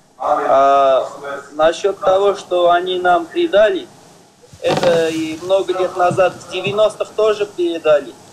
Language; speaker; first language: Russian; non-native, fluent; Armenian